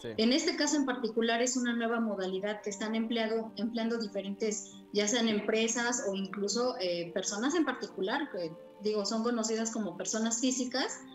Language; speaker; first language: Spanish; native; Spanish